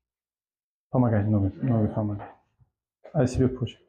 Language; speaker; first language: Russian; non-native, local second language; Tajik